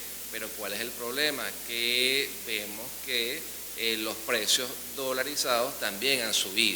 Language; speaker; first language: Spanish; native; Spanish